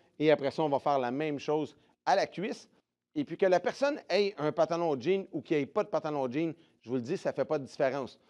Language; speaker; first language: French; native; French